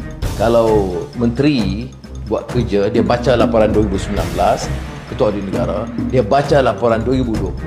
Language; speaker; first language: Malay; native; Malay